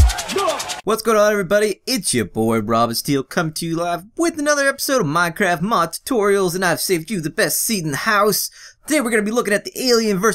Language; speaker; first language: English; native; English